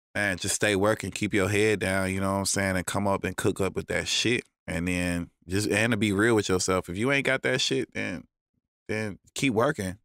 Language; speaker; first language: English; native; English